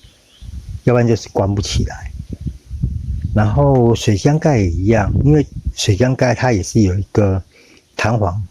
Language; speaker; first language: Chinese; native; Chinese